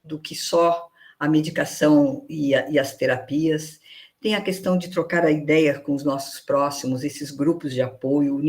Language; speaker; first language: Portuguese; native; Portuguese